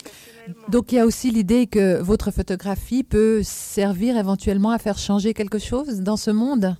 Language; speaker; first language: French; native; French